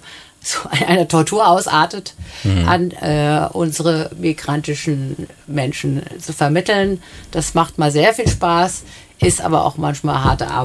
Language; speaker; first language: German; native; German